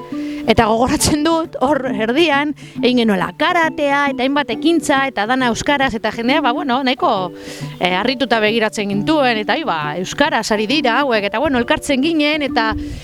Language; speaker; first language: Basque; non-native, local second language; Spanish